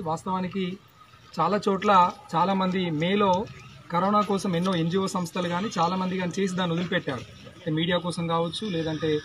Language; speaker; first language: Telugu; native; Telugu